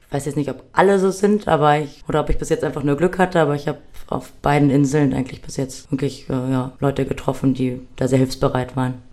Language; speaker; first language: German; native; German